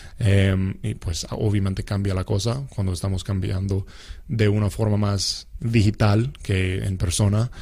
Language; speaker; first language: Spanish; non-native, fluent; English